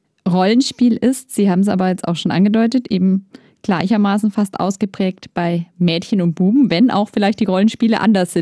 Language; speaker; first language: German; native; German